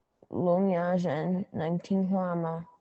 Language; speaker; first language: Chinese; non-native, learner; English